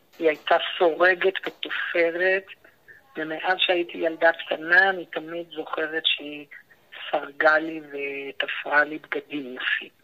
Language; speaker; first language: Hebrew; native; Hebrew